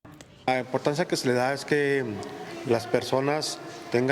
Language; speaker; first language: Spanish; native; Spanish